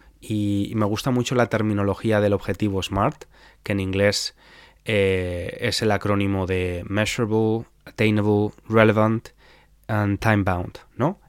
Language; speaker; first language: Spanish; native; Spanish